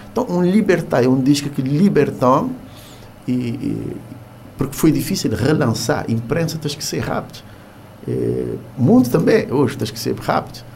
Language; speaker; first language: Portuguese; non-native, local second language; Kabuverdianu